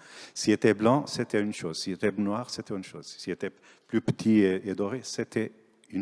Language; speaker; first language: French; non-native, fluent; Portuguese